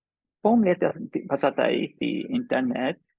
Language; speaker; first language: Thai; non-native, learner; English